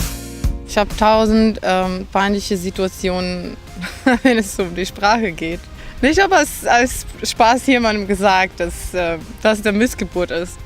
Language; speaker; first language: German; non-native, fluent; Macedonian